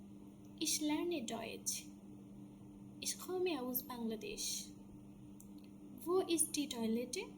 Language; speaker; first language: German; non-native, fluent; Bangla